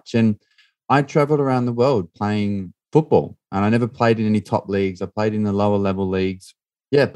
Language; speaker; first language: English; native; English